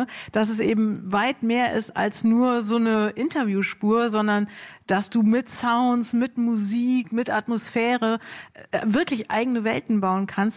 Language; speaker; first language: German; native; German